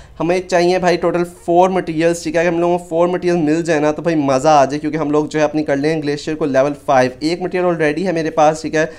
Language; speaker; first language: Hindi; native; Hindi